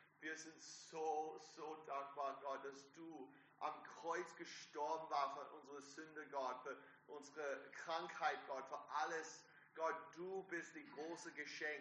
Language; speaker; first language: German; non-native, learner; English